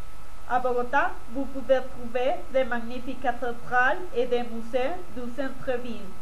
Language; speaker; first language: French; non-native, learner; Spanish